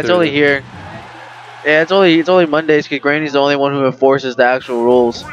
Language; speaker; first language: English; native; English